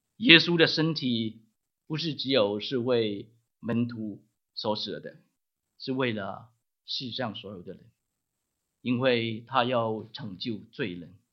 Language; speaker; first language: Chinese; non-native, local second language; Cantonese